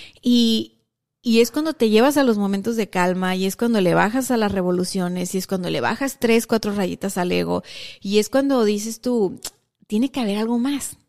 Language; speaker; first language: Spanish; native; Spanish